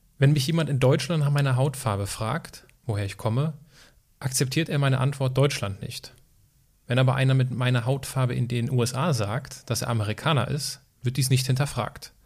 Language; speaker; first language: German; native; German